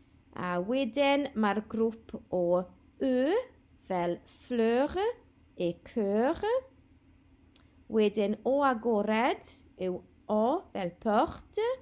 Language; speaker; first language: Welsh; non-native, local second language; English